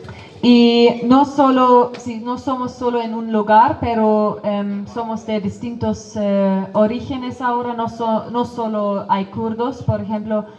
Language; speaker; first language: Spanish; non-native, fluent; Kurdish